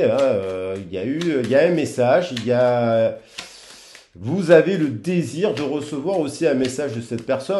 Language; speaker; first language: French; native; French